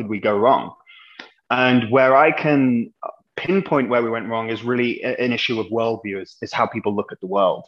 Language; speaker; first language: English; native; English